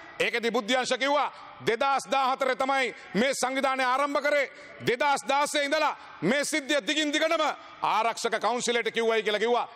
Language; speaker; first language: Sinhala; native; Sinhala